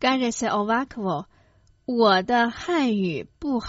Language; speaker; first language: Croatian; non-native, fluent; Chinese